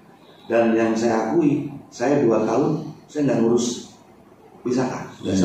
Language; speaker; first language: Indonesian; native; Indonesian